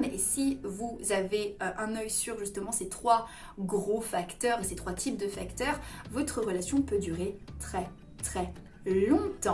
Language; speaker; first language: French; native; French